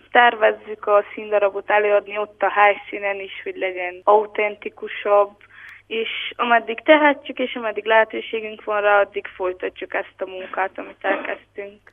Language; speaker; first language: Hungarian; native; Hungarian